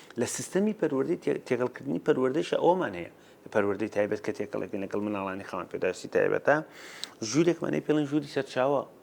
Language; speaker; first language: Central Kurdish; native; Central Kurdish